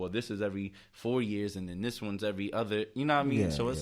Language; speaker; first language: English; native; English